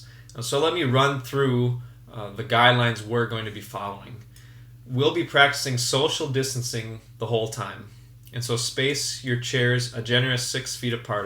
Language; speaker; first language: English; native; English